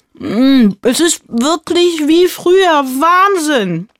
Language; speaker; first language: German; early bilingual, heritage; German